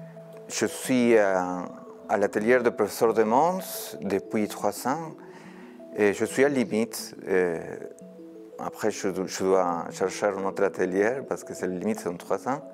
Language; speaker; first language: French; non-native, fluent; Spanish